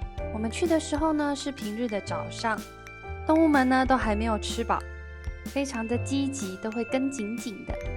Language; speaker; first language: Chinese; native; Chinese